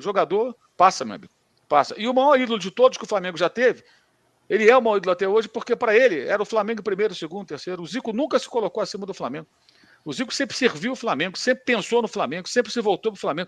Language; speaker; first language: Portuguese; native; Portuguese